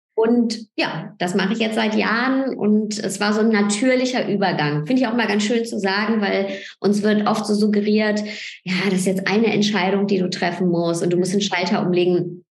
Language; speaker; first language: German; early bilingual, other home language; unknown